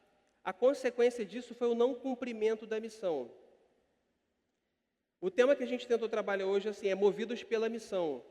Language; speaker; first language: Portuguese; native; Portuguese